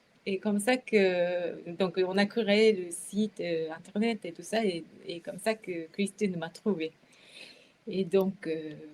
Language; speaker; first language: French; non-native, fluent; Japanese